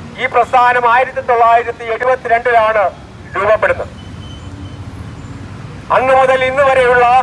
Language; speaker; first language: Malayalam; native; Malayalam